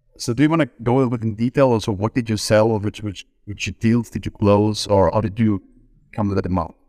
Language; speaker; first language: English; non-native, fluent; German